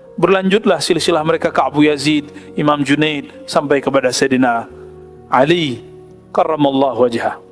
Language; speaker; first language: Malay; non-native, local second language; Minangkabau